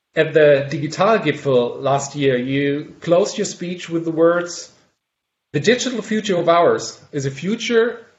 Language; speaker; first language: English; non-native, fluent; German